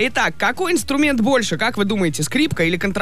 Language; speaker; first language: Russian; native; Russian